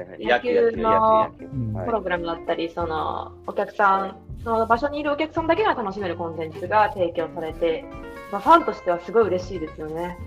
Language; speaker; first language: Japanese; native; Japanese